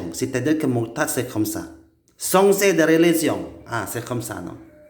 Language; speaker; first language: French; non-native, learner; Indonesian